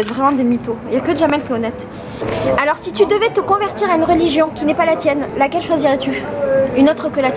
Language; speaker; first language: French; native; French